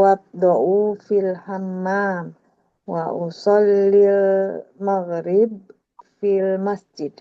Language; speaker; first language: Arabic; non-native, learner; Indonesian